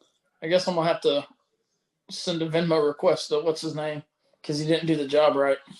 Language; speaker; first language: English; native; English